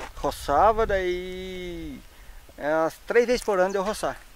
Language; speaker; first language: Portuguese; native; Portuguese